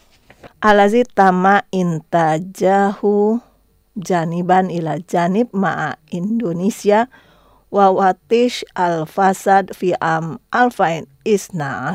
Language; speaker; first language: Arabic; non-native, fluent; Indonesian